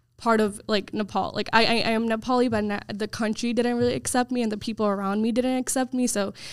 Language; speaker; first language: English; early bilingual, other home language; Nepali